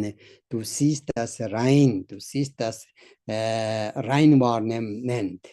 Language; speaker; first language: German; non-native, learner; Tibetan